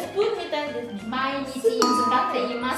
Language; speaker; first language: Japanese; non-native, learner; Vietnamese